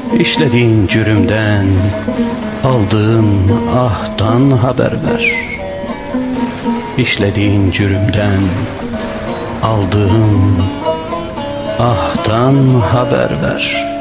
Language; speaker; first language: Turkish; native; Turkish